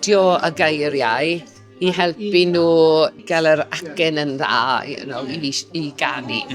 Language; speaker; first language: Welsh; non-native, local second language; English